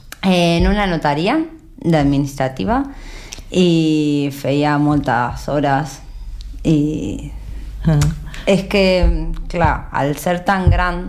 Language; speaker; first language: Catalan; non-native, learner; Spanish